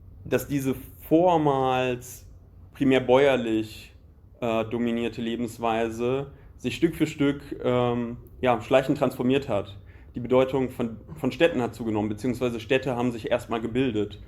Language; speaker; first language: German; native; German